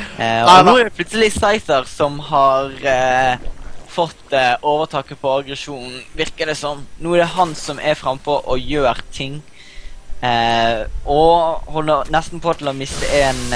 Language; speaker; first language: Norwegian; native; Norwegian